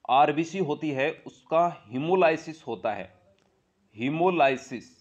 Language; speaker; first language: Hindi; native; Hindi